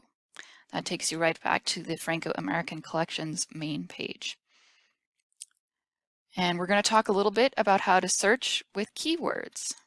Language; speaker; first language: English; native; English